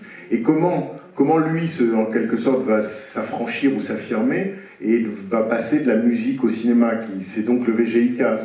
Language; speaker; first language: French; native; French